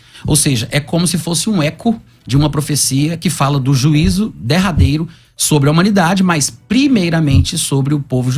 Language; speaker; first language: Portuguese; native; Portuguese